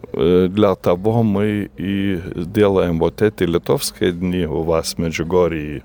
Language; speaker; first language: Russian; non-native, fluent; Lithuanian